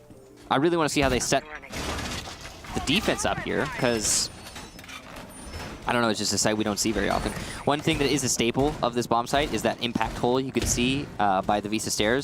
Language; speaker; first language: English; native; English